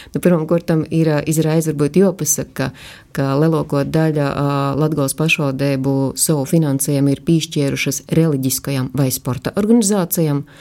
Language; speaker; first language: Latvian; native; Latvian